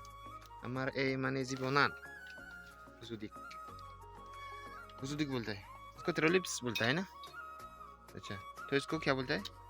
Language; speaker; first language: Hindi; non-native, local second language; Chakma